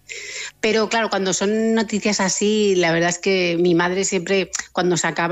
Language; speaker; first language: Spanish; native; Spanish